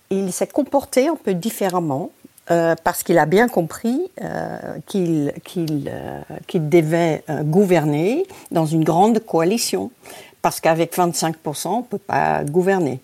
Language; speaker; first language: French; non-native, fluent; Dutch